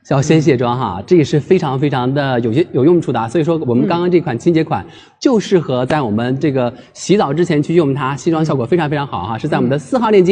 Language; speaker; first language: Chinese; native; Chinese